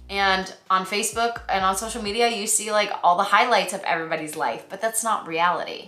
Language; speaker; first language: English; native; English